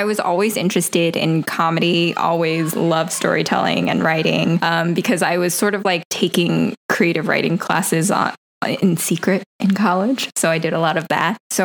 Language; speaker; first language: English; native; English